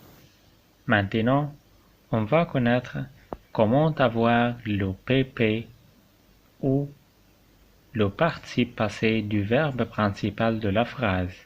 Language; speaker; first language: French; non-native, local second language; Arabic